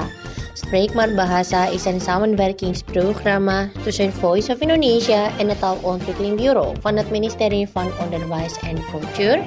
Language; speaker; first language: Dutch; non-native, learner; Indonesian